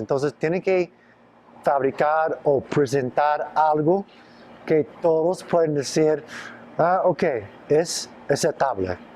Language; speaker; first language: Spanish; non-native, fluent; English